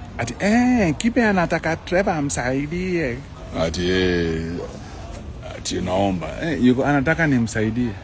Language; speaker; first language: Swahili; native; Swahili